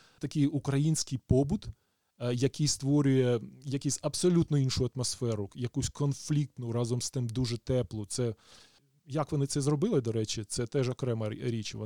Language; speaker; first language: Ukrainian; native; Ukrainian